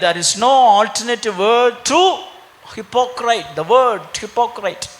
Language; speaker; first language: English; non-native, local second language; Tamil